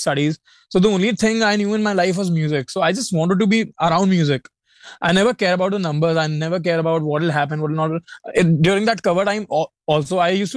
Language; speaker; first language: English; non-native, local second language; Hindi